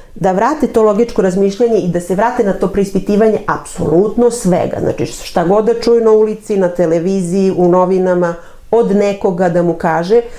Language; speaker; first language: Serbian; native; Serbian